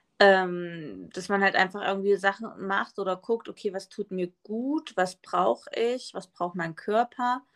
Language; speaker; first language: German; early bilingual, other home language; Spanish